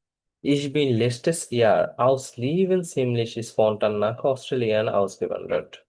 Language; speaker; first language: German; non-native, fluent; Bangla